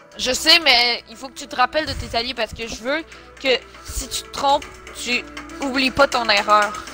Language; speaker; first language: French; native; French